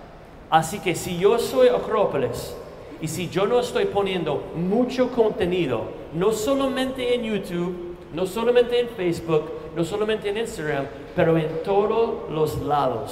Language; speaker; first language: Spanish; non-native, fluent; English